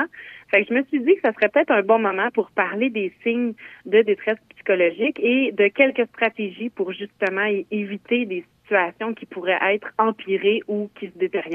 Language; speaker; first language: French; native; French